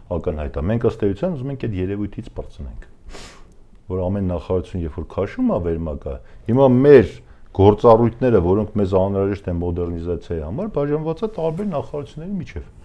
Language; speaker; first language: Armenian; native; Armenian